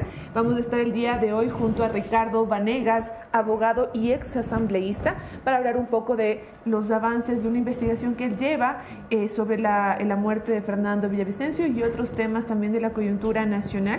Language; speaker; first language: Spanish; native; Spanish